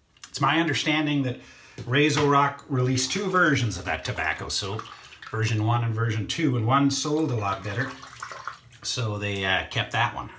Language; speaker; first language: English; native; English